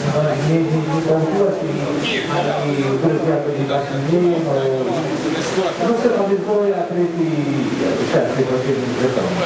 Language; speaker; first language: Russian; non-native, learner; Polish